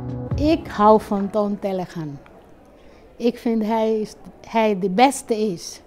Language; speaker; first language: Dutch; non-native, fluent; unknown